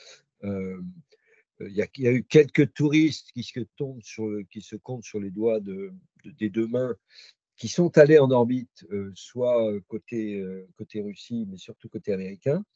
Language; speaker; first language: French; native; French